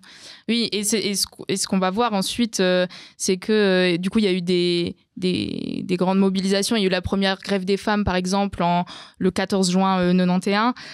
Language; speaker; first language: French; native; French